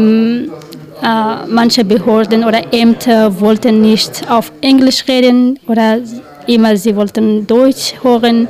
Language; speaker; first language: German; non-native, learner; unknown